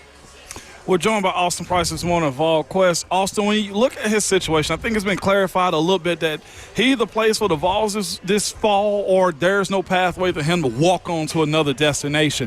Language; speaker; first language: English; native; English